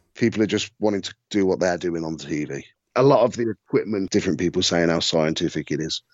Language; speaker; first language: English; native; English